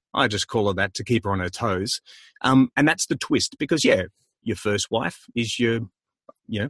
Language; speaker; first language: English; native; English